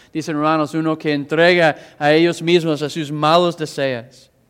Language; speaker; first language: Spanish; non-native, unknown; English